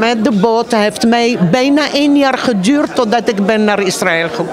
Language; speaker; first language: Dutch; non-native, fluent; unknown